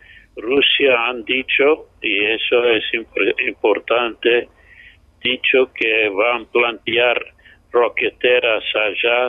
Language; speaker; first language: Spanish; non-native, fluent; English